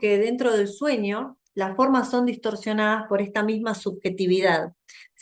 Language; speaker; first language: Spanish; native; Spanish